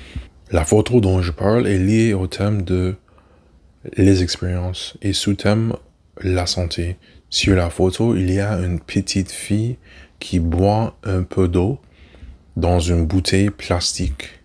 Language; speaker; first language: French; non-native, learner; English